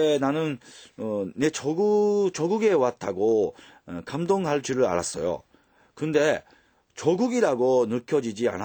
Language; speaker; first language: Korean; non-native, fluent; Japanese